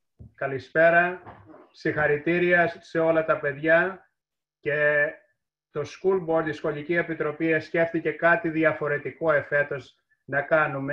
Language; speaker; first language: Greek; early bilingual, heritage; Greek